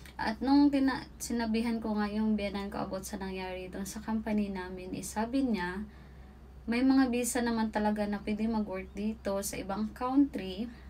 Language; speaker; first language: Filipino; native; Filipino